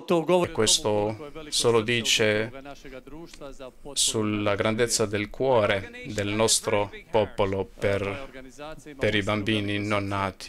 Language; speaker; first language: Italian; non-native, fluent; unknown